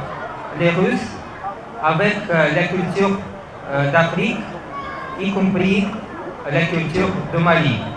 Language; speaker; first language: French; non-native, fluent; Russian